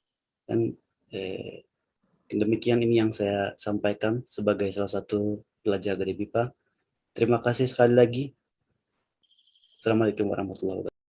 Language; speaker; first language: Indonesian; non-native, learner; Turkish